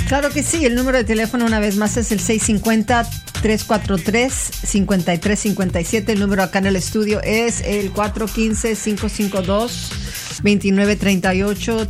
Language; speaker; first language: Spanish; native; Spanish